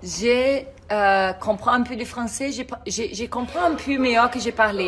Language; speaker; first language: French; non-native, learner; Portuguese